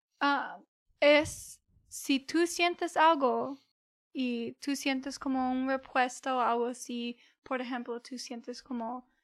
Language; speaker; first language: Spanish; early bilingual, heritage; English